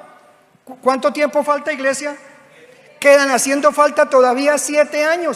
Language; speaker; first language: Spanish; native; Spanish